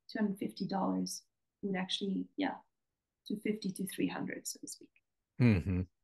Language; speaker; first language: English; non-native, fluent; Dutch